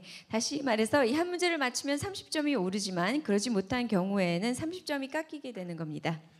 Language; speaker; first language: Korean; native; Korean